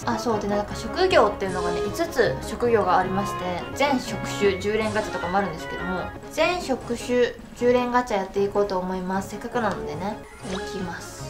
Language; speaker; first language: Japanese; native; Japanese